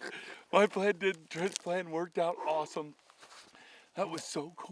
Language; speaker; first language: English; native; English